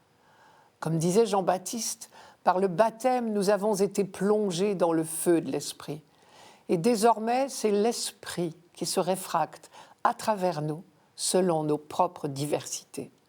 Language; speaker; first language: French; native; French